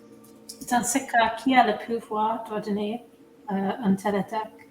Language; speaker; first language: French; non-native, fluent; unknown